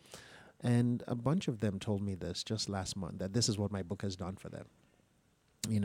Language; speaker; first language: English; non-native, local second language; Igbo